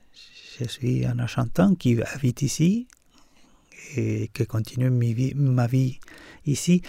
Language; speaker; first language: French; non-native, learner; Spanish